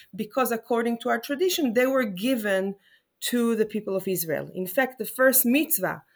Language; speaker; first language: English; non-native, fluent; Hebrew